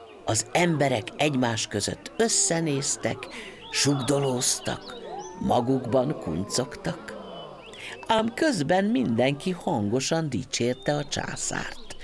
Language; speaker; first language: Hungarian; native; Hungarian